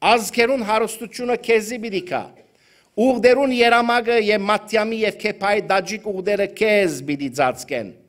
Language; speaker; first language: Armenian; early bilingual, heritage; Armenian